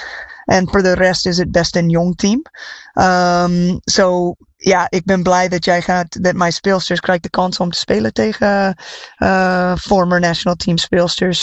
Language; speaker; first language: Dutch; non-native, fluent; English